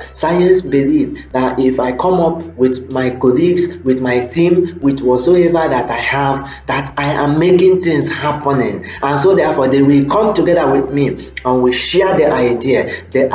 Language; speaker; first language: English; non-native, local second language; Igbo